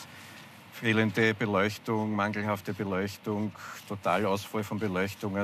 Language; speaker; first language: German; native; German